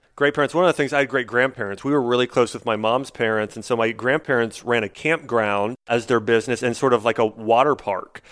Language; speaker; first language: English; native; English